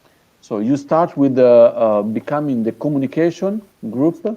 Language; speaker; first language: English; non-native, fluent; Italian